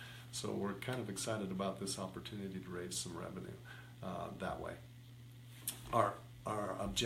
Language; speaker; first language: English; native; English